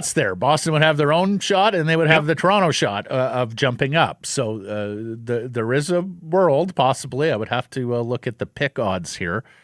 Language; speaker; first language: English; native; English